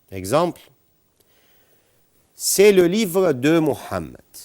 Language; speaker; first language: French; non-native, fluent; Arabic